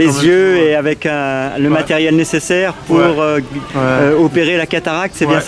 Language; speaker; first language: French; native; French